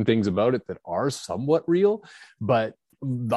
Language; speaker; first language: English; native; English